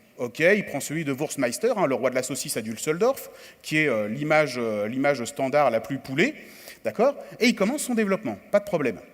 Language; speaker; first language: French; native; French